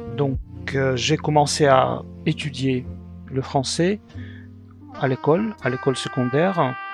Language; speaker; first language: French; non-native, fluent; Russian